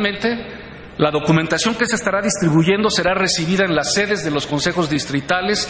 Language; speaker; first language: Spanish; native; Spanish